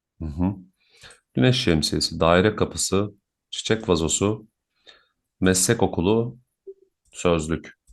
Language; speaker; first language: Turkish; native; Turkish